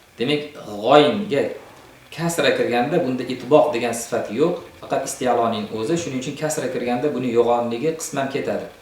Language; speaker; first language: Uzbek; native; Uzbek